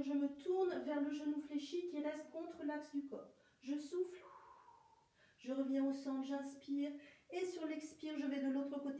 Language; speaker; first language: French; native; French